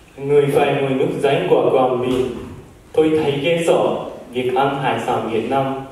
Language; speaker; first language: Vietnamese; non-native, learner; Japanese